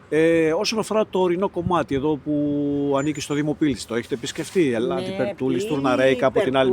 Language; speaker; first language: Greek; native; Greek